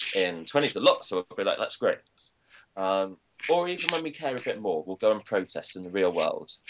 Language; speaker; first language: English; native; English